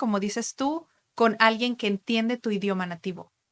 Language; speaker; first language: Spanish; native; Spanish